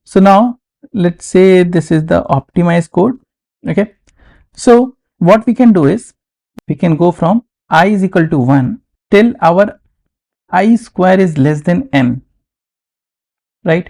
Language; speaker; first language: English; non-native, local second language; Hindi